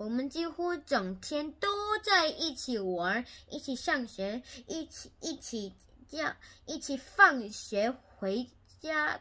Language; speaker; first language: Chinese; non-native, learner; Korean